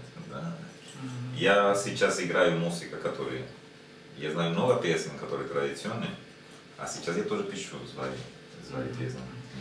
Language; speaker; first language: Russian; non-native, learner; Spanish